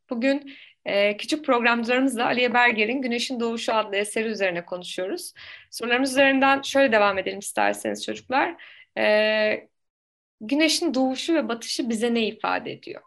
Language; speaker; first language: Turkish; native; Turkish